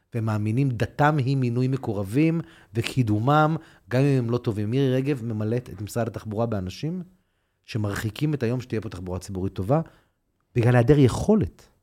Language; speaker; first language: Hebrew; native; Hebrew